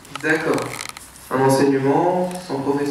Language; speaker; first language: French; native; French